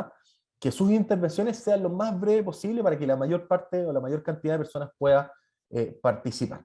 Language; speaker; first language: Spanish; native; Spanish